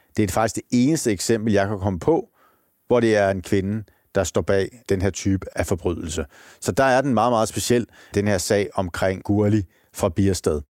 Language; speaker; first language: Danish; native; Danish